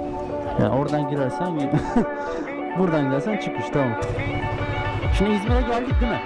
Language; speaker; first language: Turkish; native; Turkish